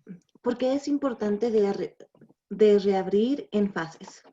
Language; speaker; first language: Spanish; early bilingual, other home language; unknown